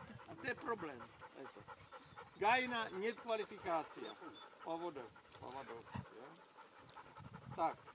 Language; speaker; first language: Russian; non-native, learner; Czech